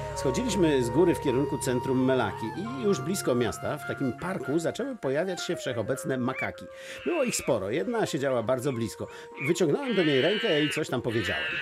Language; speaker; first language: Polish; native; Polish